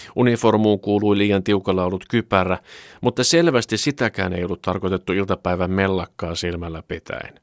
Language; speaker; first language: Finnish; native; Finnish